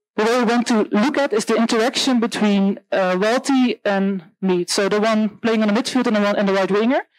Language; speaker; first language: English; non-native, fluent; Dutch